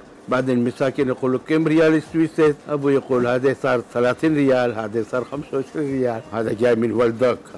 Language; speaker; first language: Arabic; non-native, local second language; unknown